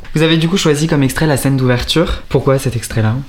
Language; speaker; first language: French; native; French